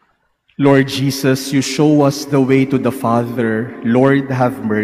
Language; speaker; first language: English; non-native, local second language; Filipino